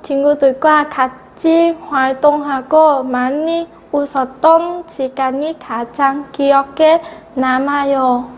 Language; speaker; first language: Korean; non-native, learner; Vietnamese